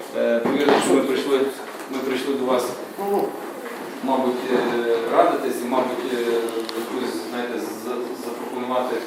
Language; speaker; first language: Ukrainian; native; Ukrainian